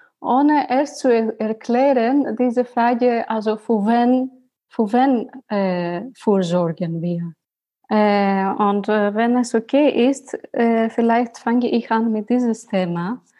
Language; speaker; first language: German; non-native, learner; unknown